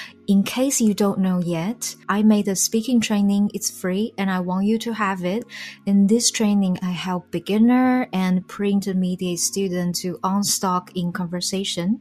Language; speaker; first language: English; non-native, fluent; Chinese